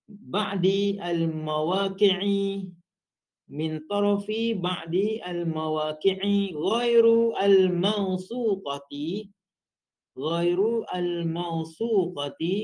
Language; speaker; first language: Arabic; non-native, fluent; Malay